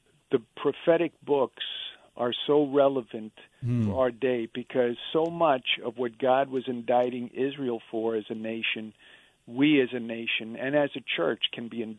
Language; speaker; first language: English; native; English